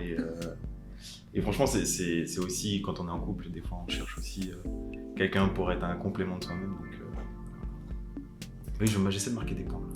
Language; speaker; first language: French; native; French